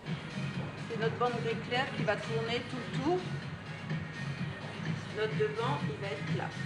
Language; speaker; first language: French; native; French